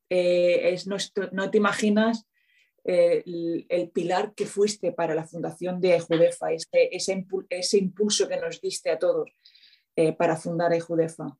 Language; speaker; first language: Spanish; native; Spanish